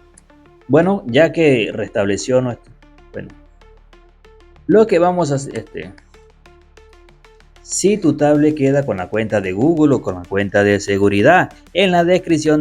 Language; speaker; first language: Spanish; native; Spanish